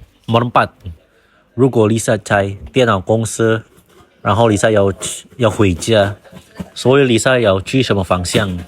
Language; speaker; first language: Chinese; non-native, fluent; Indonesian